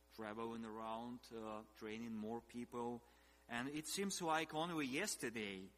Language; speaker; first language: English; non-native, fluent; Russian